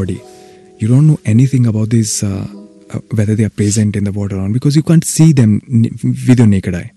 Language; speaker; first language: English; non-native, local second language; Hindi